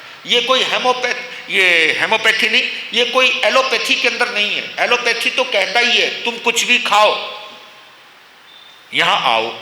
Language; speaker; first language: Hindi; native; Hindi